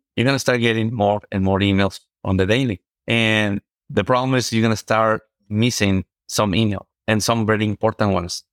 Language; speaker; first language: English; non-native, fluent; Spanish